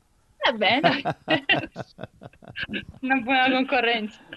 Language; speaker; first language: Italian; native; Italian